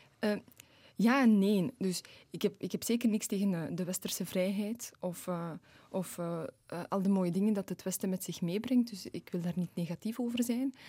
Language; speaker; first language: Dutch; early bilingual, other home language; Polish